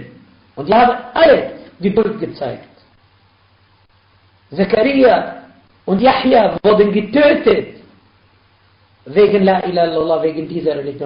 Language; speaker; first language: German; non-native, fluent; Arabic